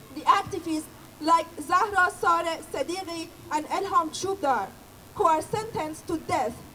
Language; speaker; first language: English; non-native, fluent; Persian